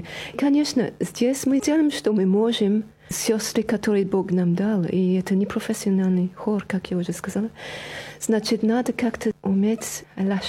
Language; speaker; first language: Russian; non-native, fluent; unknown